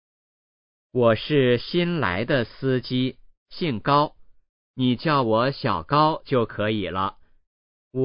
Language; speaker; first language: Chinese; native; Chinese